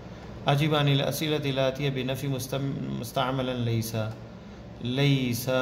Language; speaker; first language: Arabic; non-native, fluent; Urdu